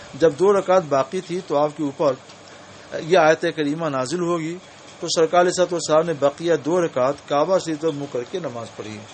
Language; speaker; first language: Urdu; native; Urdu